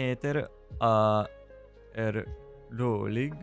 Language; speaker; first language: Swedish; non-native, learner; English